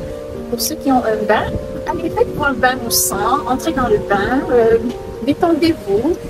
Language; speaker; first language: French; native; French